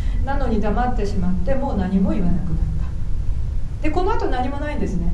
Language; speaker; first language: Japanese; native; Japanese